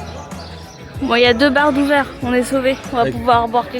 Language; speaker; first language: French; native; French